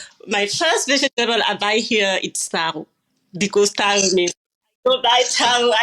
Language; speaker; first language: English; non-native, learner; French